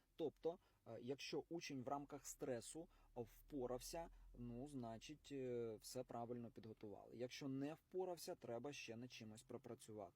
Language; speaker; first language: Ukrainian; non-native, local second language; Russian